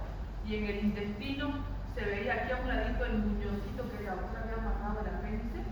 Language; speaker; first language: Spanish; native; Spanish